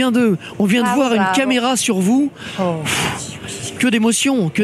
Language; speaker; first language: French; native; French